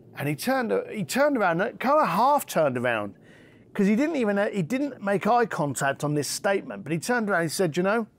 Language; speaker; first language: English; native; English